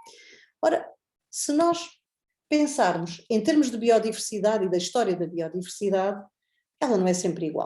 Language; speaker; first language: Portuguese; native; Portuguese